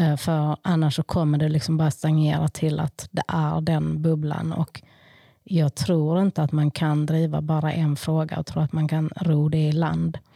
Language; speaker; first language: Swedish; early bilingual, other home language; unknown